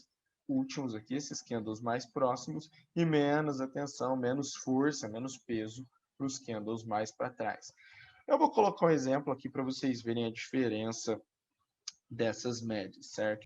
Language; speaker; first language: Portuguese; native; Portuguese